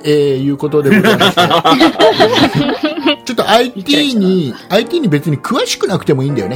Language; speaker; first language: Japanese; native; Japanese